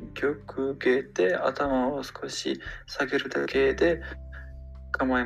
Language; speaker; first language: Japanese; non-native, fluent; French